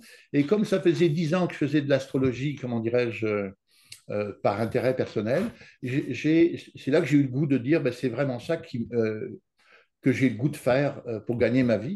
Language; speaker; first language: French; native; French